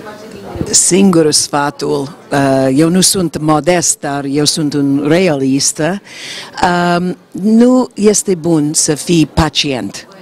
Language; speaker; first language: Romanian; non-native, learner; English